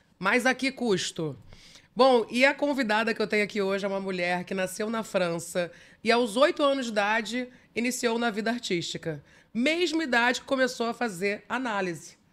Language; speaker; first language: Portuguese; native; Portuguese